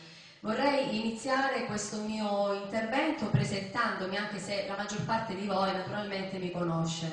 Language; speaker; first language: Italian; native; Italian